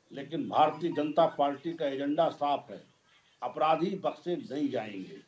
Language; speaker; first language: Hindi; native; Hindi